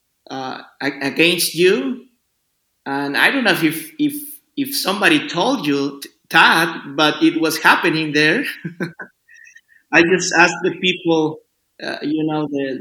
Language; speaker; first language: English; non-native, learner; Spanish